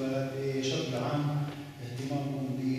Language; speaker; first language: Arabic; non-native, learner; Russian